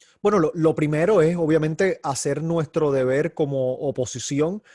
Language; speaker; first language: Spanish; native; Spanish